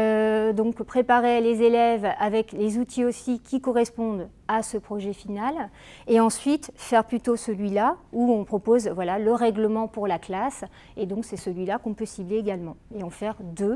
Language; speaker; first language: French; native; French